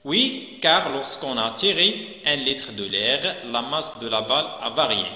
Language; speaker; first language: French; non-native, local second language; Arabic